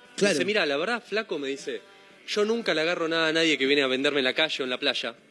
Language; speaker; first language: Spanish; native; Spanish